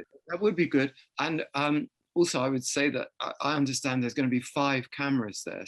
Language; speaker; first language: English; native; English